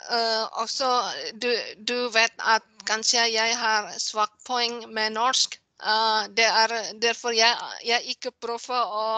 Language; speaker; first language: Norwegian; non-native, learner; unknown